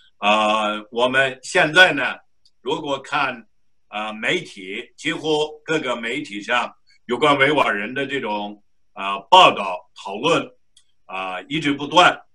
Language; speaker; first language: Chinese; non-native, local second language; Uyghur